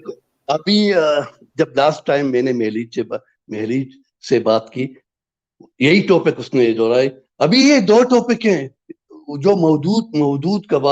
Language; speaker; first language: Hindi; non-native, fluent; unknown